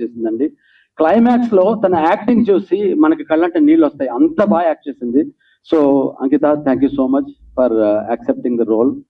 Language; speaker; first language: Telugu; native; Telugu